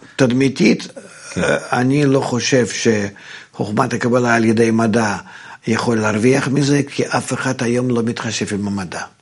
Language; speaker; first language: Hebrew; non-native, fluent; Russian